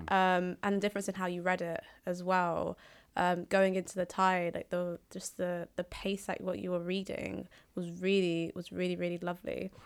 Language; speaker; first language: English; early bilingual, other home language; Somali